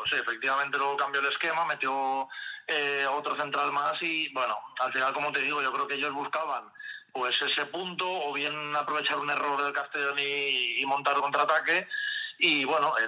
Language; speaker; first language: Spanish; native; Spanish